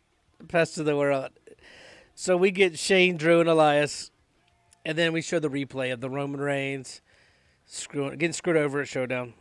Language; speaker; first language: English; native; English